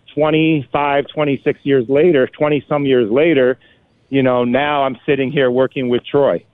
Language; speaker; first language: English; native; English